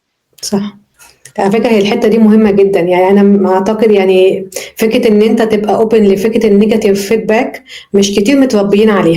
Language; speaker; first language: Arabic; native; Arabic